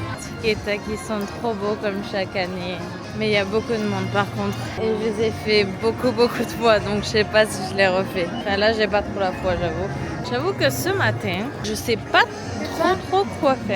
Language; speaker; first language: French; native; French